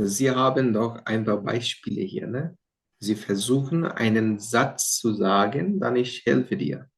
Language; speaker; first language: German; non-native, fluent; Bangla